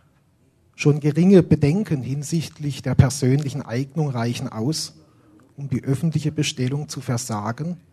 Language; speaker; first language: German; native; German